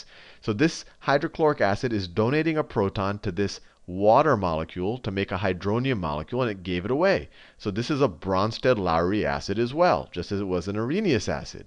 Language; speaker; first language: English; native; English